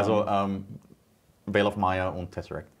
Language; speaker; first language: German; native; German